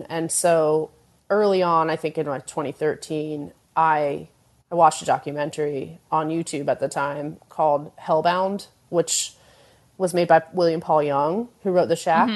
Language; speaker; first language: English; native; English